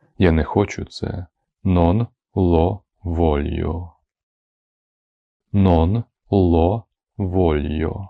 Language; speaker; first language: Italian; non-native, fluent; Ukrainian